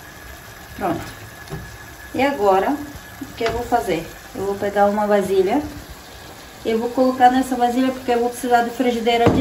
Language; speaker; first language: Portuguese; non-native, fluent; Ukrainian